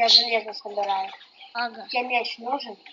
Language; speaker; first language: Russian; native; Russian